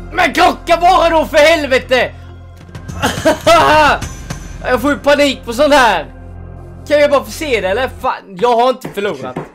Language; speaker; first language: Swedish; native; Swedish